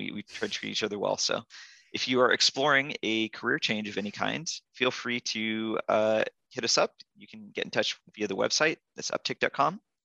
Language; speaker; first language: English; native; English